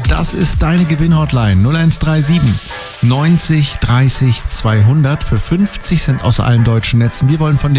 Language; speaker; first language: German; native; German